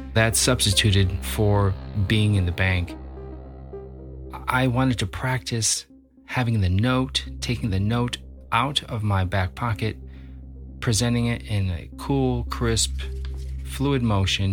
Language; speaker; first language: English; native; English